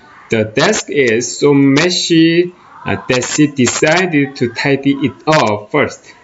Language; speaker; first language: English; non-native, fluent; Korean